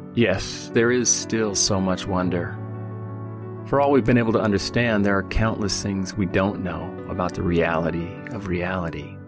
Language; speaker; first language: English; native; English